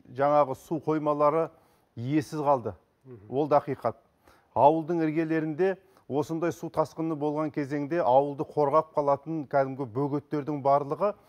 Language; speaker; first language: Kazakh; native; Kazakh